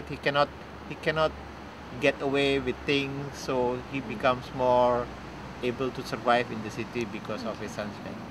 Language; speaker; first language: English; non-native, fluent; Indonesian